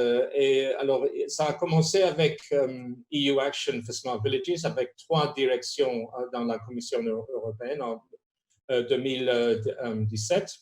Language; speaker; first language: French; non-native, fluent; Spanish